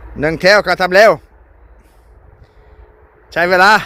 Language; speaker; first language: Thai; non-native, learner; German